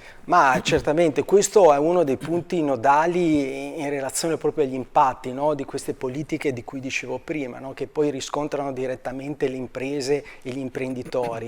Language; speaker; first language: Italian; native; Italian